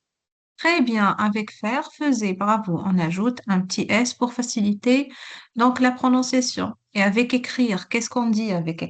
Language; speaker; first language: French; non-native, local second language; Arabic